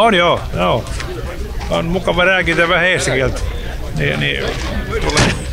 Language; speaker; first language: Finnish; non-native, learner; Estonian